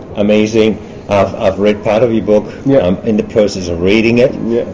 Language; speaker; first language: English; early bilingual, other home language; German